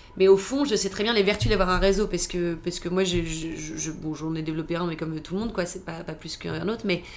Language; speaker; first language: French; native; French